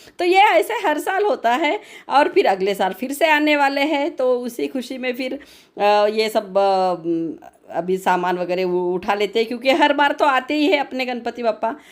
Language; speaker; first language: Hindi; non-native, local second language; Marathi